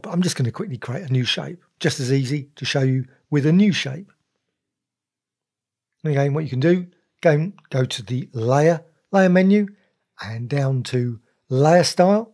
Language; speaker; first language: English; native; English